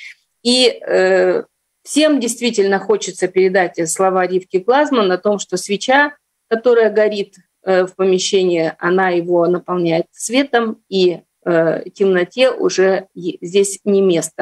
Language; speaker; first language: Russian; native; Russian